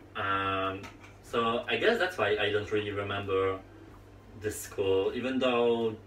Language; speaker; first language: English; non-native, fluent; Polish